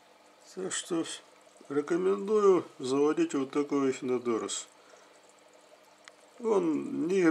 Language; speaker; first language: Russian; native; Russian